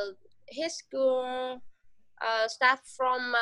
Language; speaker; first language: English; non-native, learner; Vietnamese